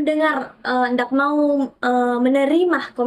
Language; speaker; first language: Indonesian; native; Indonesian